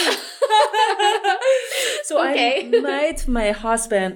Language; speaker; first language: English; non-native, fluent; Chinese